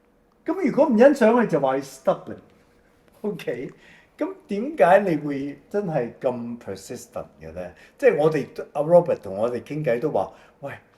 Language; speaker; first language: Cantonese; native; Cantonese